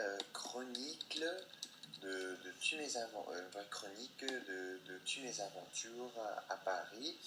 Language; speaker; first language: French; non-native, learner; English